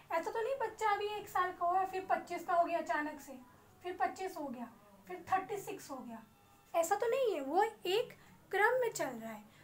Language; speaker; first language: Hindi; native; Hindi